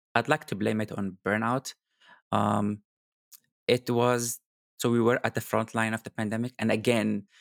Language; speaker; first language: English; non-native, fluent; Arabic